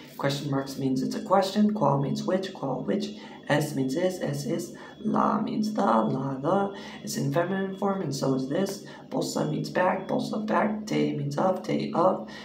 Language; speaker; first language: English; native; English